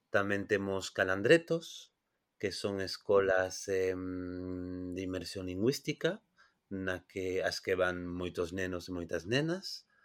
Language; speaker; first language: Galician; non-native, fluent; French